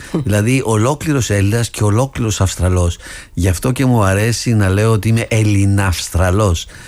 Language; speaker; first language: Greek; early bilingual, other home language; English